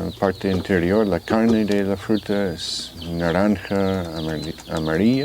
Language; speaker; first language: Spanish; non-native, fluent; English